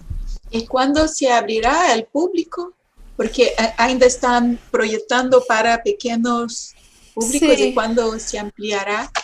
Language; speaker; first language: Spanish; non-native, fluent; Portuguese